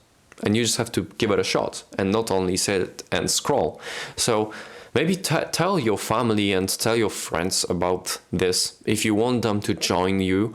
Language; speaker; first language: English; non-native, fluent; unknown